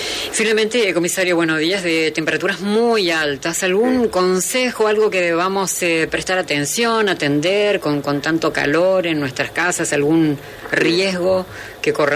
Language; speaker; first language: Spanish; native; Spanish